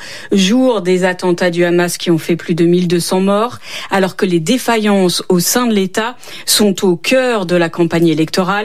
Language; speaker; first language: French; native; French